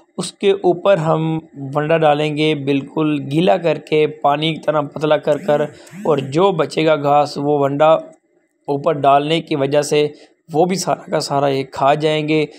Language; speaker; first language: Urdu; non-native, local second language; Punjabi